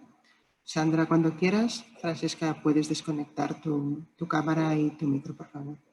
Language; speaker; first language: Spanish; native; Spanish